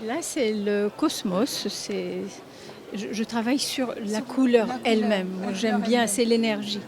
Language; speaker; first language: French; non-native, fluent; Japanese